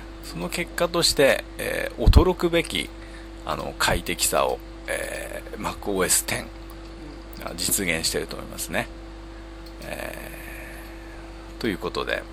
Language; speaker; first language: Japanese; native; Japanese